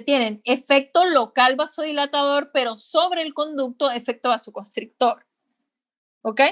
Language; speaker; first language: Spanish; native; Spanish